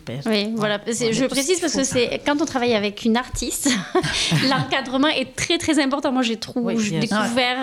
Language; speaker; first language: French; native; French